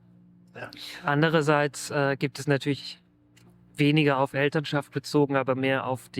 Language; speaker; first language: German; native; German